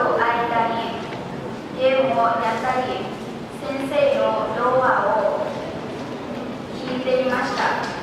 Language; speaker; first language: Japanese; non-native, learner; Lao